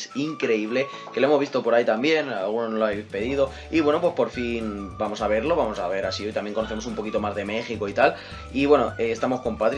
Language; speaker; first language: Spanish; native; Spanish